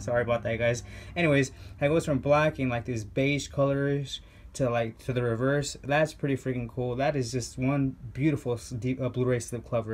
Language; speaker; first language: English; native; English